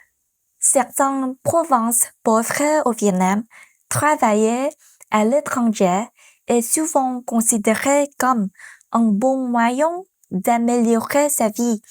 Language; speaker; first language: French; non-native, fluent; Vietnamese